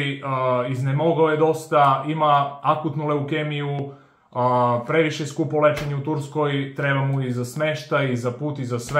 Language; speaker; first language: Serbian; native; Serbian